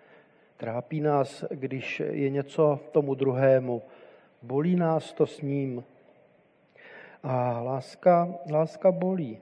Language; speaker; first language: Czech; native; Czech